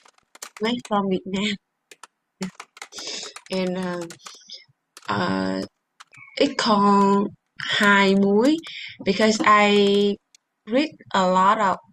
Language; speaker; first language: English; non-native, learner; Vietnamese